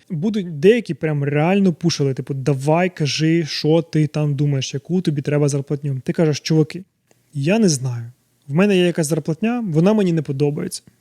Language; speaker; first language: Ukrainian; non-native, local second language; Russian